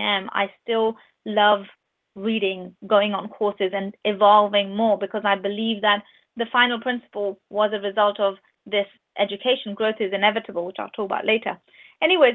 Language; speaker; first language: English; non-native, local second language; Urdu